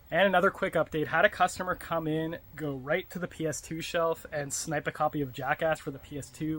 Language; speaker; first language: English; native; English